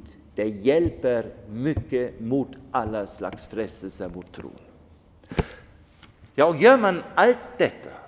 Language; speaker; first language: Swedish; non-native, fluent; German